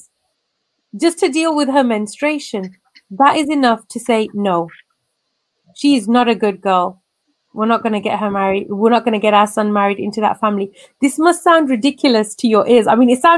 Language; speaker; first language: English; native; English